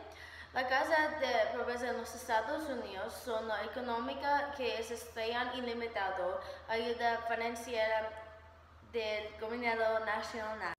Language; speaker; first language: Spanish; non-native, learner; English